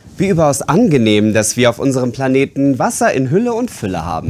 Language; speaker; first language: German; native; German